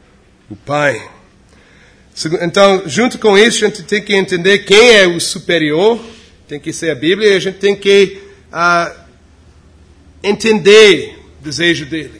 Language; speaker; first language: Portuguese; non-native, fluent; English